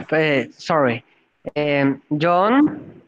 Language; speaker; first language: English; non-native, learner; Spanish